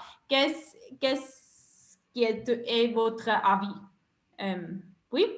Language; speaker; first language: French; non-native, local second language; German